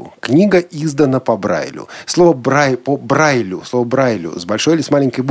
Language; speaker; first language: Russian; native; Russian